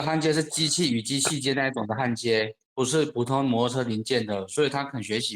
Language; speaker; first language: Chinese; native; Chinese